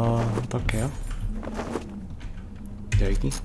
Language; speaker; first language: Korean; non-native, learner; English